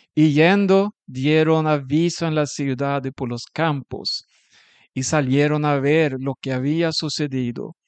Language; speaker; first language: Spanish; non-native, fluent; Swedish